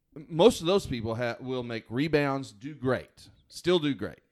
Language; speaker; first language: English; native; English